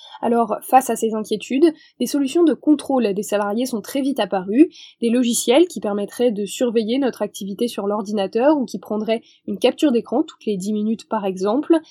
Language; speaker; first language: French; native; French